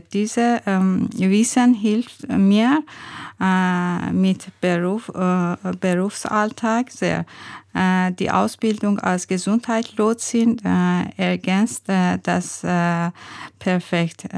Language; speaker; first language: German; non-native, learner; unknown